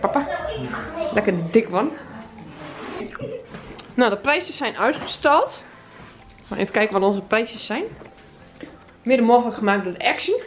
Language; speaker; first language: Dutch; native; Dutch